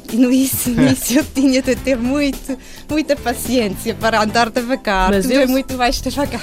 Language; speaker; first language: Portuguese; non-native, fluent; Swiss German